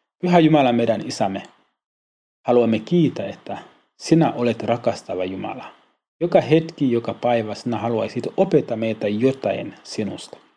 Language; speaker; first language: Finnish; non-native, learner; Swahili